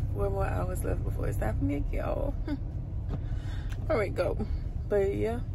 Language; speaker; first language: English; native; English